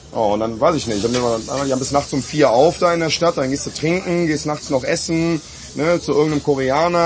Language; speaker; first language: German; native; German